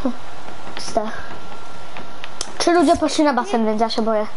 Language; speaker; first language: Polish; early bilingual, heritage; Polish